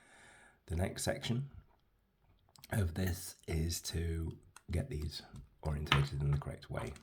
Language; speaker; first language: English; native; English